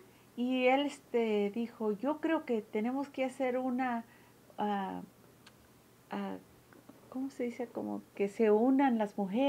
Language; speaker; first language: Spanish; early bilingual, heritage; Spanish